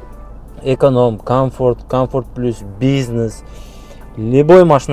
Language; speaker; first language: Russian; non-native, local second language; Kyrgyz